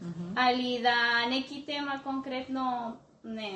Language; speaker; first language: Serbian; early bilingual, heritage; Spanish